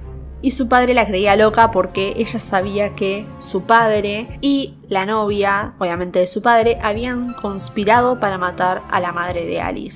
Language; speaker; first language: Spanish; native; Spanish